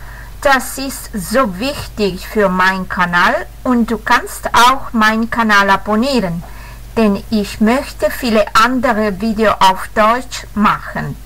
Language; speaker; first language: German; non-native, fluent; Italian